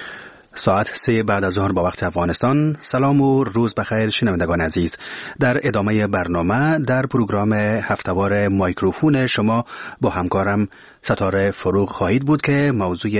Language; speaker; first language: Persian; native; Persian